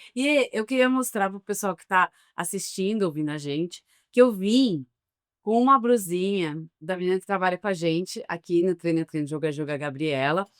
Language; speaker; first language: Portuguese; native; Portuguese